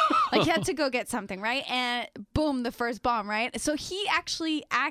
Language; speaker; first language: English; non-native, fluent; Spanish